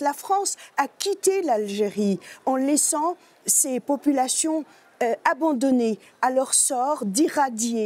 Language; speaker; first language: French; native; French